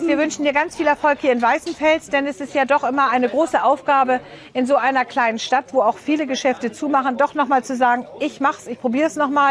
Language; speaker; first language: German; native; German